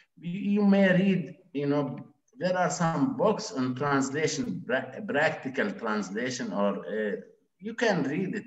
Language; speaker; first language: English; non-native, fluent; Arabic